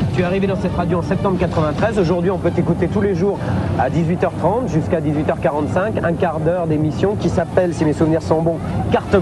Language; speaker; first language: French; native; French